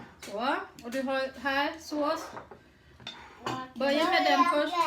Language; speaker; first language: Swedish; non-native, fluent; Thai